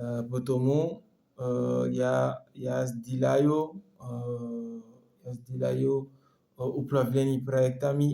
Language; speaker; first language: Russian; non-native, learner; French